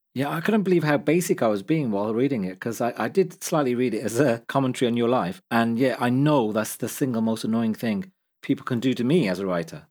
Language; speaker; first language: English; native; English